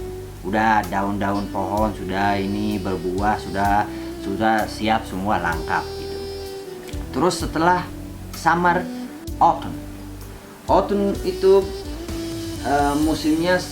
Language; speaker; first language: Indonesian; non-native, fluent; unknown